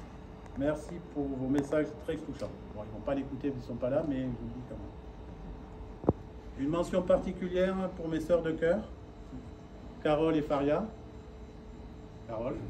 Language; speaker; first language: French; native; French